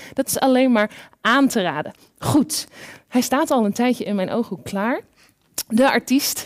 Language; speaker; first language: Dutch; native; Dutch